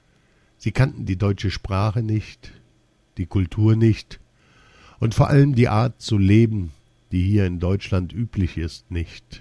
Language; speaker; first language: German; early bilingual, other home language; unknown